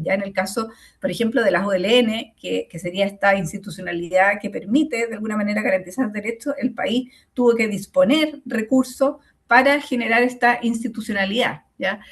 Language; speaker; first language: Spanish; native; Spanish